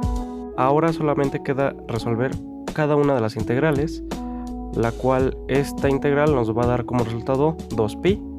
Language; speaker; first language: Spanish; native; Spanish